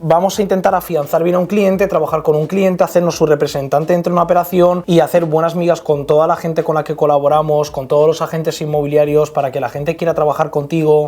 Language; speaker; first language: Spanish; native; Spanish